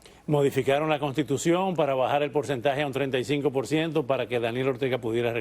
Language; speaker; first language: Spanish; native; Spanish